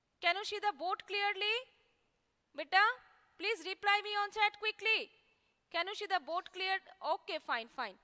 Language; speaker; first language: English; non-native, local second language; Bangla